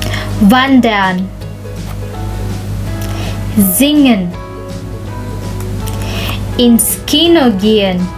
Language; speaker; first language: German; non-native, local second language; Filipino